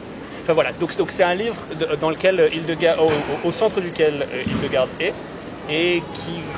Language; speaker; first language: French; native; French